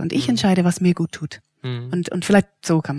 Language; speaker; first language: German; non-native, fluent; English